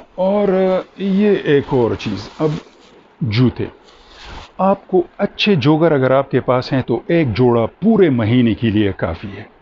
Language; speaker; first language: Urdu; non-native, local second language; Pashto